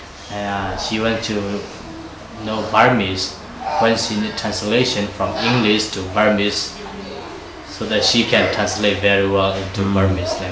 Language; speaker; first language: English; non-native, fluent; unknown